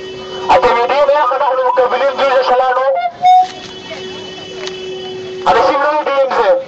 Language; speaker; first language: Hebrew; non-native, learner; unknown